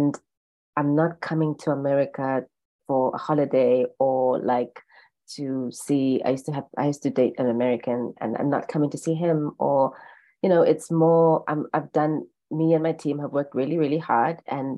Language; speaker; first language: English; non-native, local second language; Xhosa